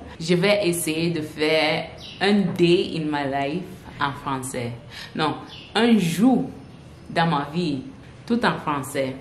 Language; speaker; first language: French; non-native, local second language; English